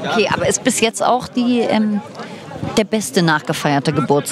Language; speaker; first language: German; native; German